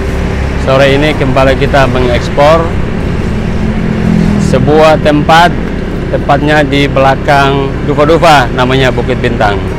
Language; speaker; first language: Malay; non-native, local second language; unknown